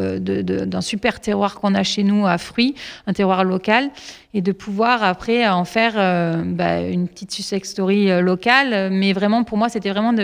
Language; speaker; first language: French; native; French